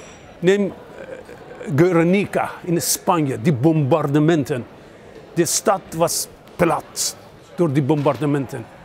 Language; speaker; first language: Dutch; non-native, fluent; Persian